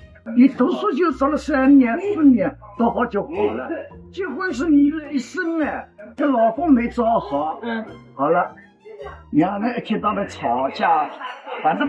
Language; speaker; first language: Chinese; non-native, local second language; Wu Chinese